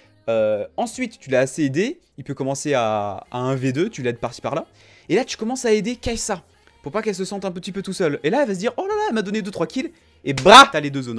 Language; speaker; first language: French; native; French